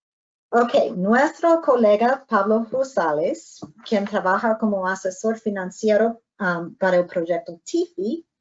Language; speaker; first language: Spanish; non-native, fluent; English